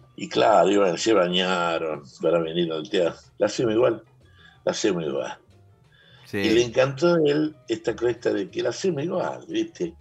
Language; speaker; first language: Spanish; native; Spanish